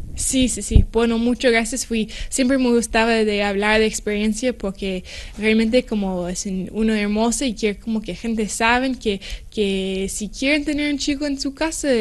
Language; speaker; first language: Spanish; non-native, learner; English